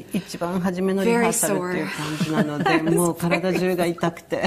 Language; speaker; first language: Japanese; native; Japanese